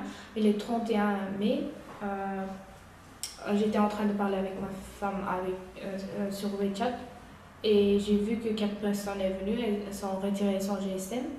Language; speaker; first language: French; non-native, learner; Uyghur